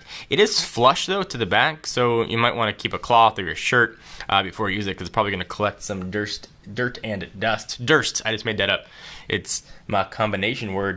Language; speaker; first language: English; native; English